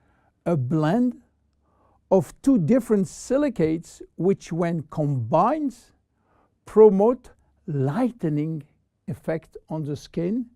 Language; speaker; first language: English; non-native, fluent; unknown